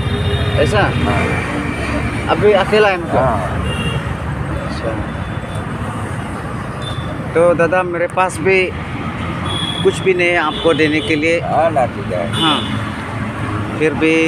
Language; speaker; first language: Hindi; non-native, local second language; Assamese